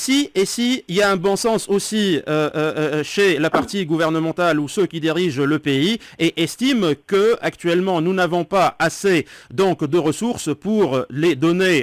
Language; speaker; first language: French; non-native, local second language; Arabic